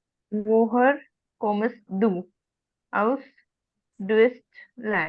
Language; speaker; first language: German; non-native, learner; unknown